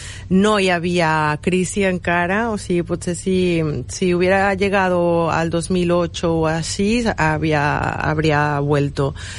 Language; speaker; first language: Spanish; native; Spanish